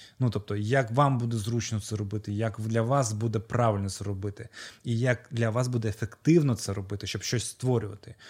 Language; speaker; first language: Ukrainian; non-native, local second language; Russian